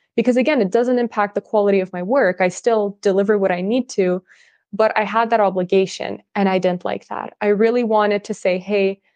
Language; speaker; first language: English; early bilingual, other home language; Russian